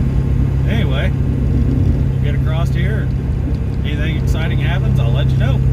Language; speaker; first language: English; native; English